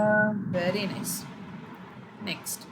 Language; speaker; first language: English; non-native, local second language; Tamil